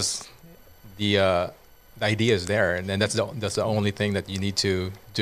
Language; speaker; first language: English; non-native, local second language; Cebuano